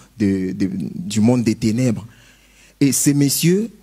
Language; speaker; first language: French; non-native, local second language; Lingala